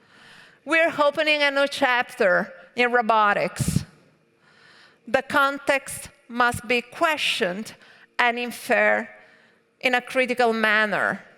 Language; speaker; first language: English; non-native, fluent; Italian